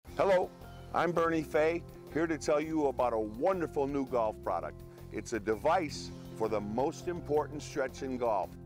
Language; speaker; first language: English; native; English